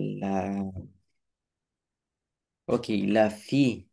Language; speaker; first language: French; non-native, learner; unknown